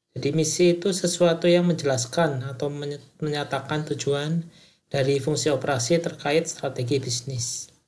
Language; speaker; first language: Indonesian; native; Indonesian